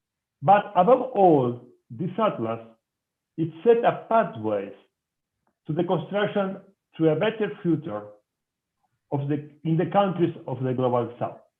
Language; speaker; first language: English; non-native, fluent; Spanish